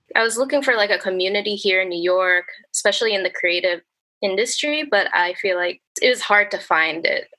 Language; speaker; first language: English; native; English